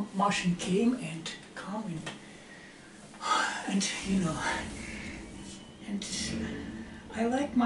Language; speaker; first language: English; non-native, learner; Russian